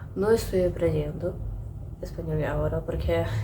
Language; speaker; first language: Spanish; non-native, learner; Russian